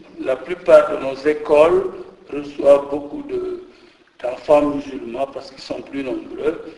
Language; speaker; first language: French; non-native, local second language; Jola-Fonyi